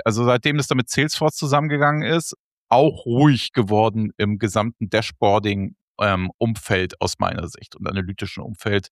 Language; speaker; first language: German; native; German